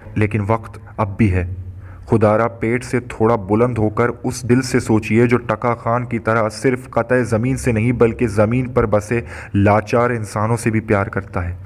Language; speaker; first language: Urdu; non-native, local second language; Baluchi